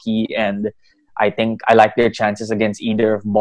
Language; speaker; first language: English; non-native, local second language; Filipino